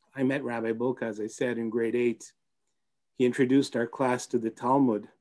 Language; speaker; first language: English; native; English